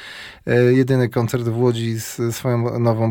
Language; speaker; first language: Polish; native; Polish